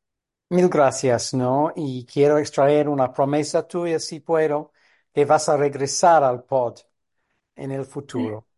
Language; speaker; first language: Spanish; non-native, fluent; English